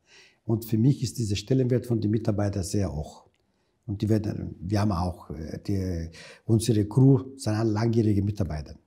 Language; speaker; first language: German; non-native, fluent; Italian